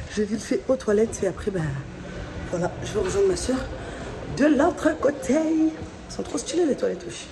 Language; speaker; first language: French; early bilingual, other home language; Fula